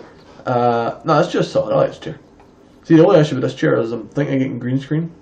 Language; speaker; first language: English; native; English